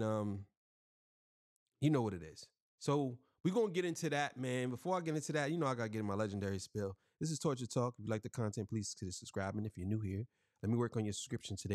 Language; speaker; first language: English; native; English